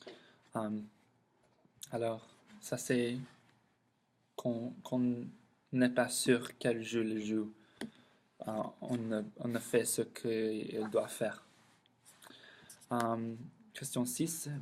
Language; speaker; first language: French; non-native, learner; English